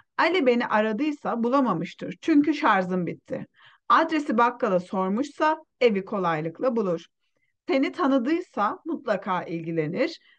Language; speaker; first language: Turkish; non-native, fluent; Uyghur